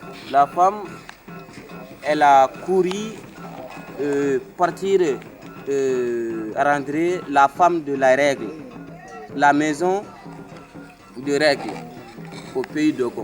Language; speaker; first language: French; non-native, learner; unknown